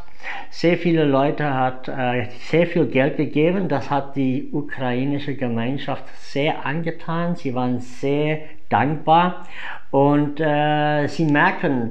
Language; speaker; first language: German; non-native, fluent; English